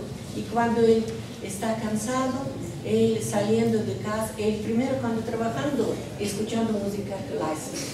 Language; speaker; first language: Spanish; non-native, learner; Russian